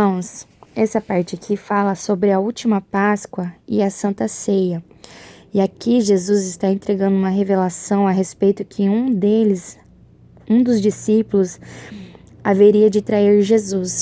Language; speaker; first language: Portuguese; native; Portuguese